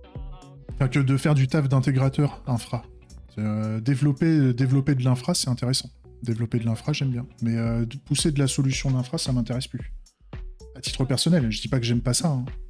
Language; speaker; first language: French; native; French